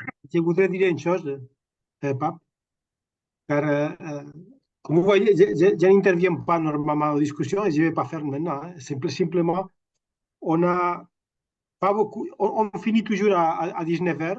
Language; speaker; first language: French; non-native, fluent; Catalan